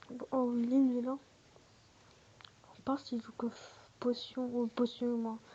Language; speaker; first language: French; native; French